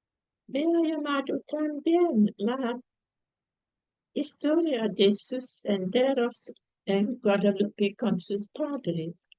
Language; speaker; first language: Spanish; non-native, fluent; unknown